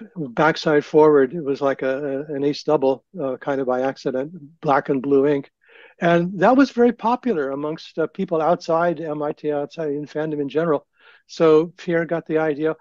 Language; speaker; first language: English; native; English